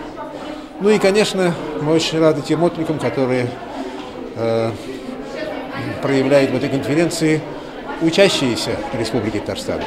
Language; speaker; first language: Russian; native; Russian